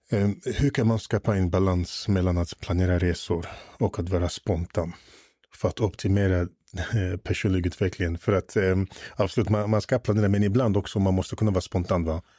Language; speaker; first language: Swedish; non-native, fluent; English